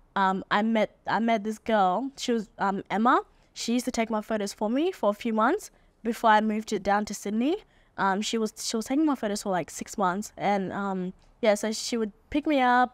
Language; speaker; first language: English; native; English